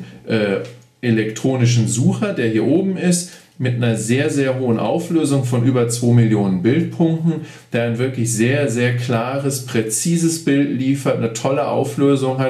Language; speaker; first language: German; native; German